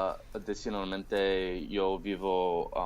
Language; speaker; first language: Spanish; non-native, learner; English